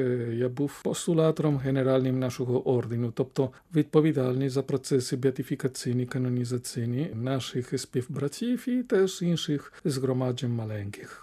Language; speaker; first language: Ukrainian; non-native, fluent; Spanish